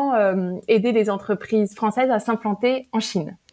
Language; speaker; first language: French; native; French